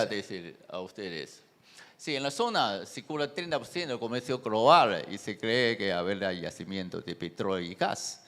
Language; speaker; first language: Spanish; non-native, fluent; Chinese